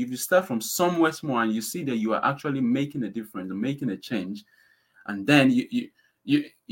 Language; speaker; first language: English; non-native, local second language; Yoruba